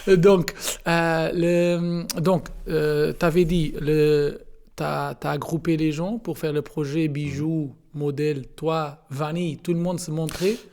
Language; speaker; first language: French; non-native, learner; Portuguese